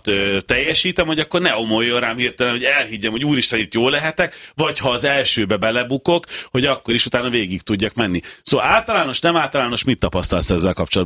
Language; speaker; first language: Hungarian; native; Hungarian